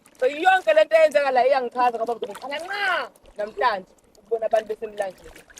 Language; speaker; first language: Zulu; native; Zulu